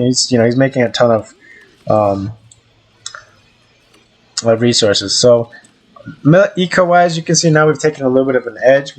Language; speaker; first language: English; native; English